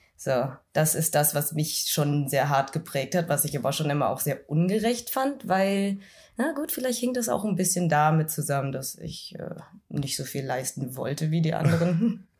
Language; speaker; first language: German; early bilingual, other home language; Vietnamese